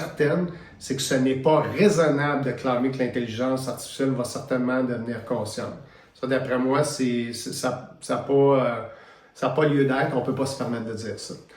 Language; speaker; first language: French; native; French